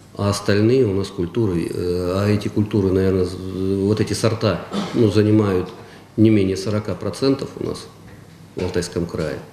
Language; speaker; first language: Russian; native; Russian